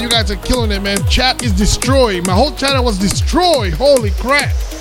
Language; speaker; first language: English; non-native, local second language; Spanish